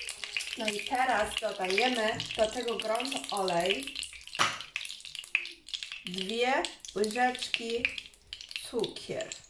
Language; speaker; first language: Polish; non-native, learner; Chinese